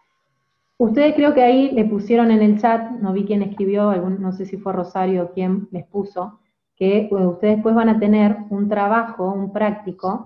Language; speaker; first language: Spanish; native; Spanish